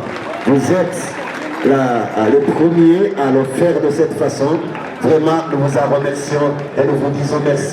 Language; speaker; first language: French; non-native, local second language; Rundi